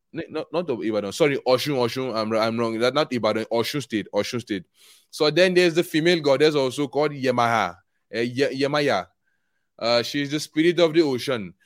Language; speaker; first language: English; non-native, local second language; Igbo